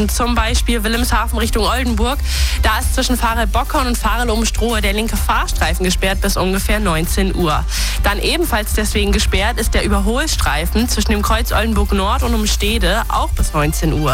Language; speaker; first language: German; native; German